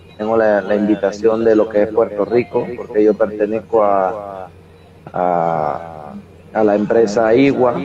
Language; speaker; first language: Spanish; native; Spanish